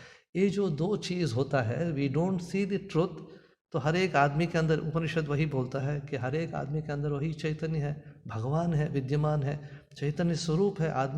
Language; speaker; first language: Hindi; non-native, local second language; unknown